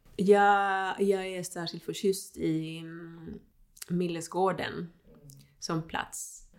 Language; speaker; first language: Swedish; non-native, fluent; Spanish